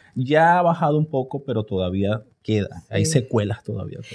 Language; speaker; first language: Spanish; native; Spanish